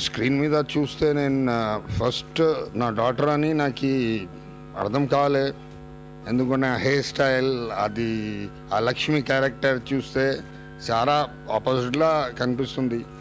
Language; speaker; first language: Telugu; non-native, local second language; Urdu